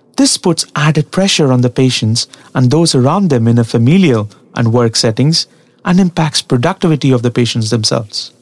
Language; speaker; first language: English; non-native, local second language; Tamil